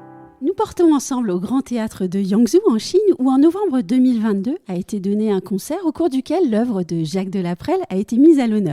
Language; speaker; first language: French; native; French